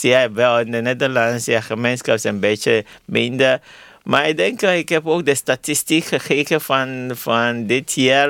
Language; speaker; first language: Dutch; non-native, learner; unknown